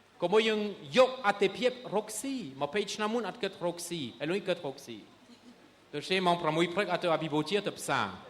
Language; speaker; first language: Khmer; non-native, fluent; French